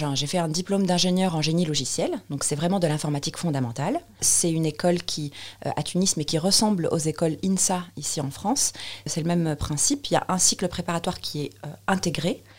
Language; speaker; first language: French; non-native, local second language; Arabic